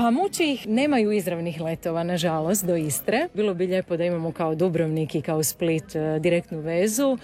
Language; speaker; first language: Serbian; native; Serbian